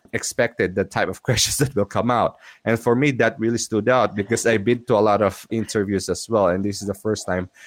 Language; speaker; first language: English; non-native, local second language; Filipino